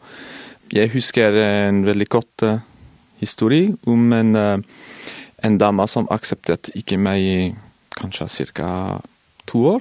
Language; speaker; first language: Norwegian; non-native, fluent; French